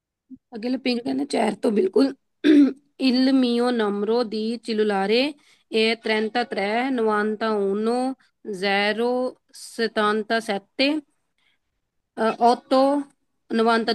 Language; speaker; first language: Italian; non-native, learner; Punjabi